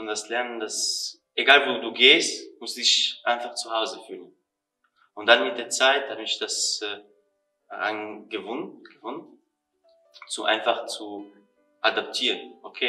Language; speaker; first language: German; non-native, learner; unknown